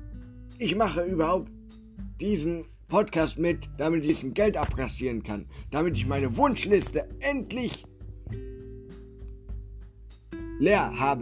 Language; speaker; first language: German; native; German